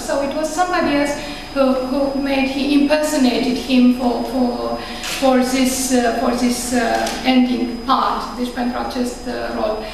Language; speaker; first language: English; non-native, fluent; Romanian